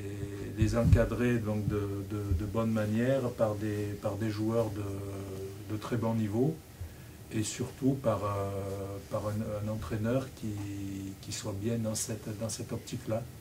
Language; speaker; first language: French; native; French